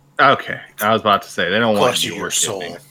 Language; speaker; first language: English; native; English